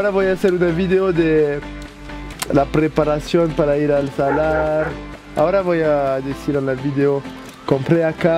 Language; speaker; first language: Spanish; non-native, learner; French